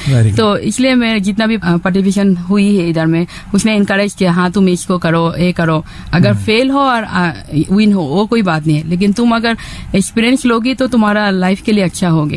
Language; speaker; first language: Hindi; non-native, fluent; Bangla